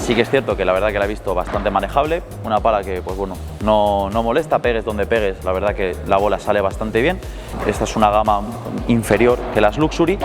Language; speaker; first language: Spanish; native; Spanish